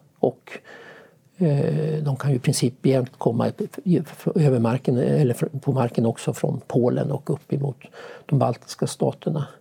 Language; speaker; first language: Swedish; native; Swedish